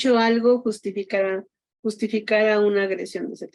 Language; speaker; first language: Spanish; native; Spanish